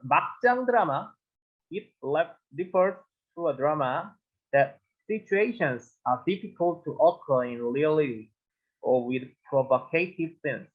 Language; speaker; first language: English; non-native, learner; Korean